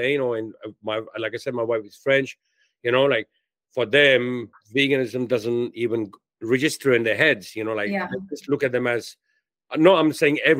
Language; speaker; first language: English; non-native, local second language; Hindi